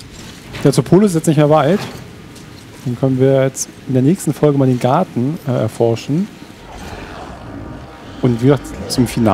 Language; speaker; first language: German; native; German